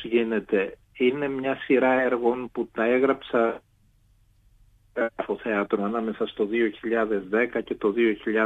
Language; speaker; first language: Greek; native; Greek